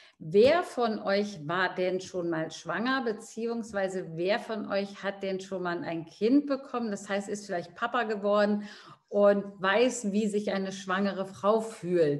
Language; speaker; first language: German; native; German